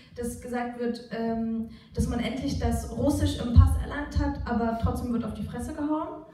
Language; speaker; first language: German; non-native, local second language; Turkish